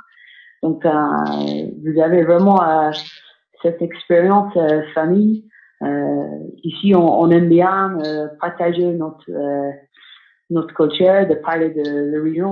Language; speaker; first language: French; non-native, fluent; English